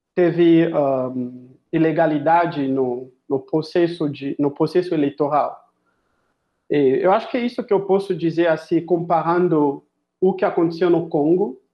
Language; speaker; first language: Portuguese; non-native, fluent; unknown